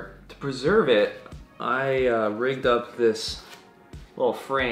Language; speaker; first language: English; native; English